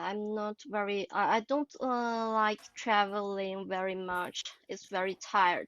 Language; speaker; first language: English; non-native, learner; Chinese